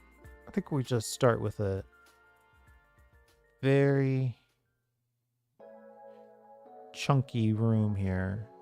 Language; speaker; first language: English; native; English